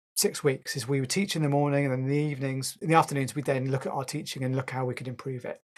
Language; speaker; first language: English; native; English